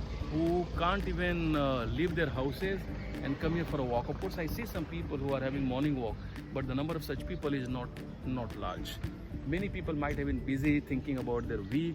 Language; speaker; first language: English; non-native, local second language; Hindi